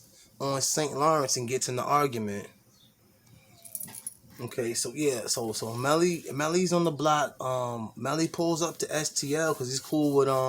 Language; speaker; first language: English; native; English